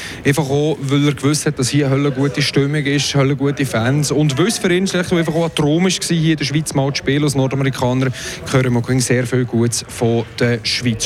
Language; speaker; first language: German; native; German